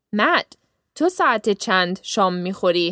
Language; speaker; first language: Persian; early bilingual, heritage; Persian